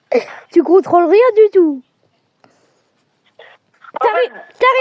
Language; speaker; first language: French; native; French